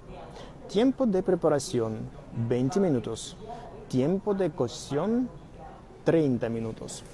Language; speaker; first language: Spanish; non-native, learner; Russian